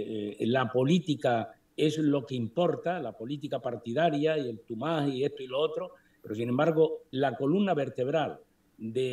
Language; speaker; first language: Spanish; native; Spanish